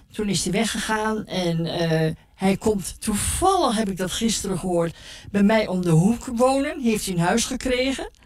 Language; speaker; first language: Dutch; native; Dutch